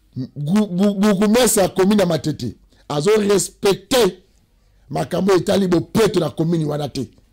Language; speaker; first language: Lingala; native; Lingala